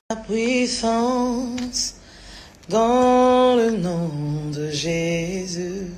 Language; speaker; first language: French; non-native, local second language; Lingala